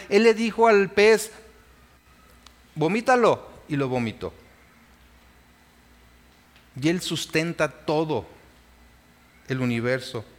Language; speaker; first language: Spanish; native; Spanish